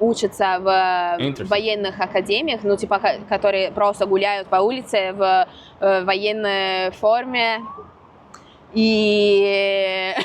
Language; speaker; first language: Russian; non-native, fluent; Italian